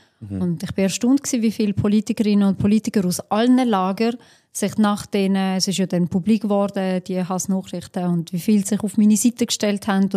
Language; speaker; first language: German; early bilingual, other home language; Albanian